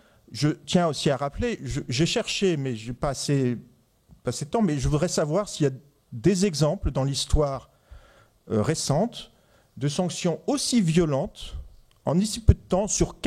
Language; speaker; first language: French; native; French